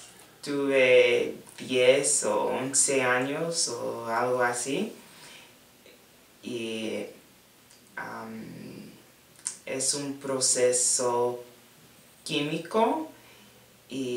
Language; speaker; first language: Spanish; non-native, learner; English